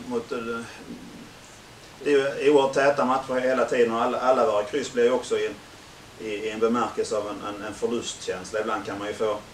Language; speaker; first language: Swedish; native; Swedish